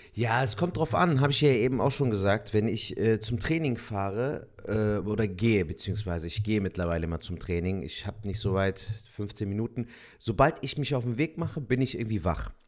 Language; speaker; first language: German; early bilingual, other home language; Turkish